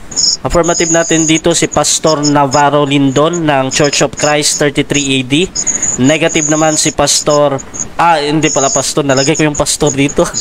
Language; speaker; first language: Filipino; non-native, local second language; Hiligaynon